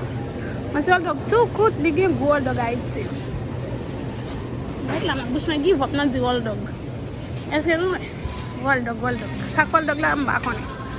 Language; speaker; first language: French; non-native, learner; Haitian Creole